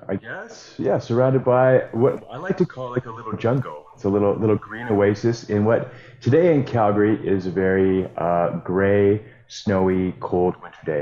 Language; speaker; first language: English; native; English